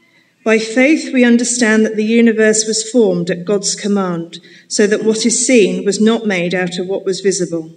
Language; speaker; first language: English; native; English